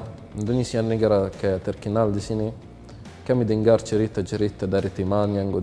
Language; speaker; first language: Indonesian; non-native, fluent; Arabic